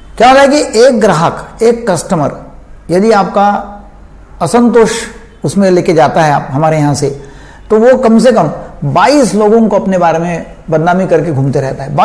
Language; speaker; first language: Hindi; non-native, local second language; Marathi